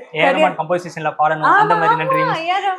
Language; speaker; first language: Tamil; native; Tamil